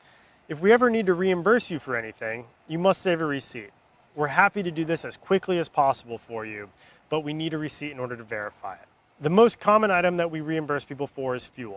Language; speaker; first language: English; native; English